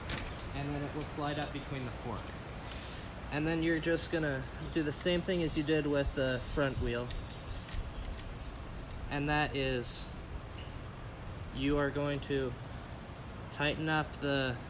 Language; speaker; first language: English; native; English